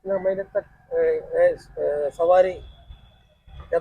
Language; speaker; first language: Hindi; non-native, local second language; Malayalam